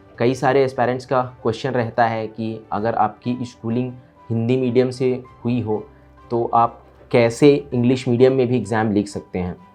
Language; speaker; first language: Hindi; native; Hindi